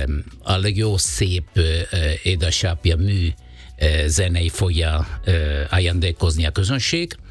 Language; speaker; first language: Hungarian; non-native, fluent; Italian